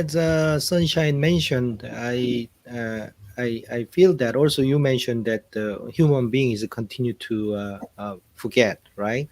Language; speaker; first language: English; non-native, fluent; Korean